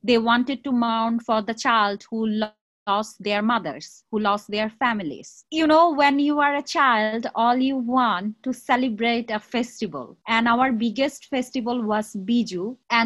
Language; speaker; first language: English; non-native, local second language; Chakma